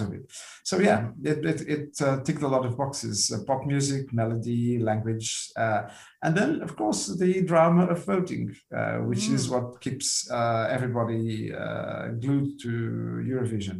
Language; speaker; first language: English; non-native, fluent; Portuguese